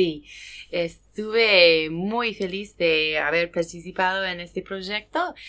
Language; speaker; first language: Spanish; non-native, fluent; English